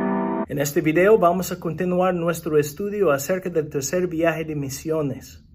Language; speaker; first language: Spanish; non-native, fluent; English